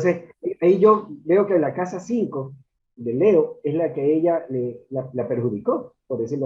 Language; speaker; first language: Spanish; native; Spanish